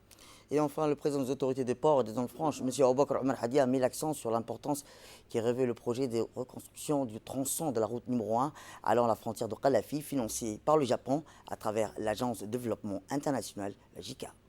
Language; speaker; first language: French; native; French